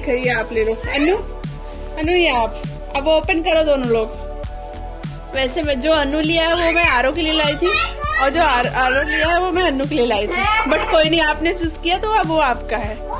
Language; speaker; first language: Hindi; native; Hindi